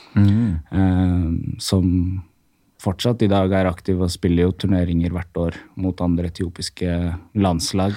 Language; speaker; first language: Norwegian; early bilingual, other home language; Amharic